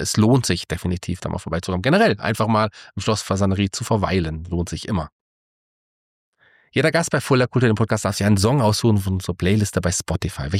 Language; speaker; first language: German; native; German